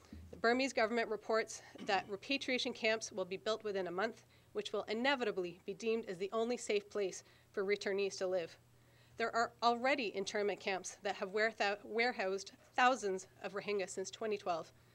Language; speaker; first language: English; native; English